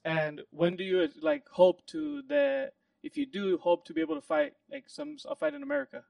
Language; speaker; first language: English; early bilingual, other home language; Spanish